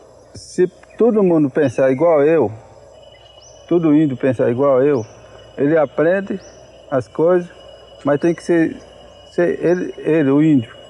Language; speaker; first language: Portuguese; non-native, local second language; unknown